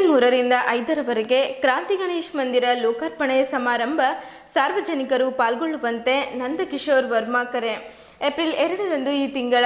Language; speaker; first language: Kannada; native; Kannada